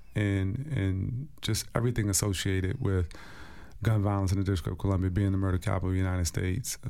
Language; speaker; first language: English; native; English